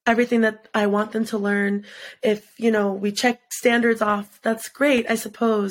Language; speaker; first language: English; native; English